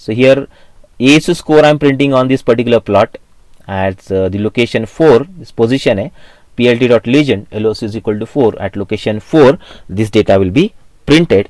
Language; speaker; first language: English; non-native, local second language; Marathi